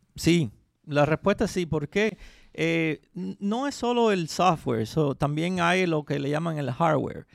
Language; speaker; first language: Spanish; early bilingual, heritage; Spanish